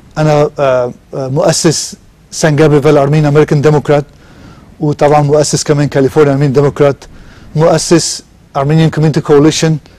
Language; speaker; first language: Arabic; non-native, local second language; Armenian